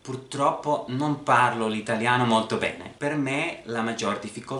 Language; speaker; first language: Italian; non-native, learner; Spanish